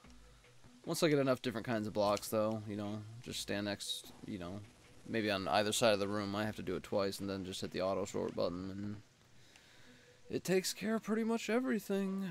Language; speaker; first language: English; native; English